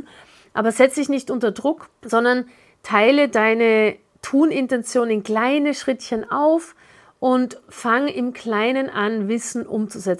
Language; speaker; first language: German; native; German